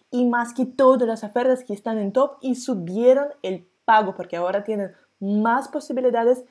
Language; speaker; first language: Spanish; non-native, fluent; Russian